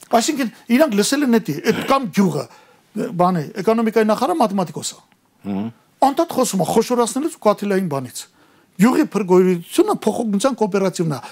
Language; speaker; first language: Armenian; native; Armenian